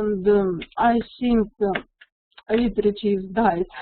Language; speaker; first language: English; non-native, learner; Russian